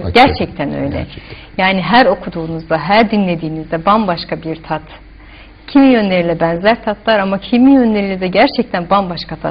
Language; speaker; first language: Turkish; native; Turkish